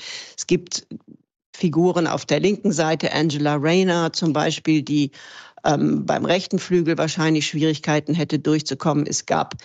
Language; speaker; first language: German; native; German